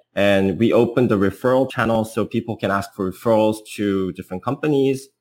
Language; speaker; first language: English; non-native, fluent; Korean